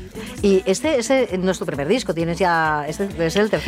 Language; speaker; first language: Spanish; native; Spanish